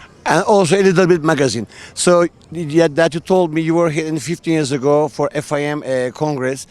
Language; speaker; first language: English; non-native, fluent; Turkish